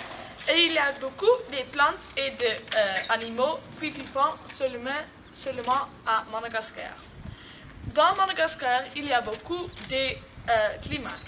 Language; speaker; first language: French; non-native, learner; Dutch